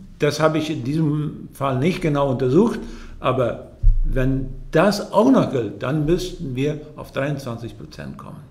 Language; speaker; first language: German; early bilingual, heritage; German